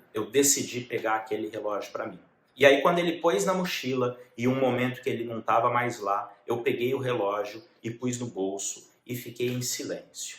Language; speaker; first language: Portuguese; native; Portuguese